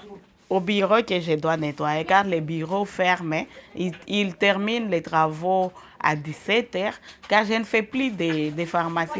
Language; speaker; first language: French; non-native, local second language; Swahili